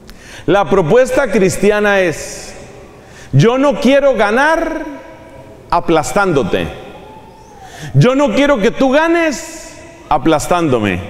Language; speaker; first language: Spanish; native; Spanish